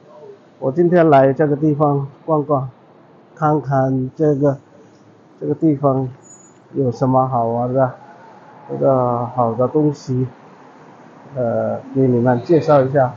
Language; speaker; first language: Chinese; non-native, fluent; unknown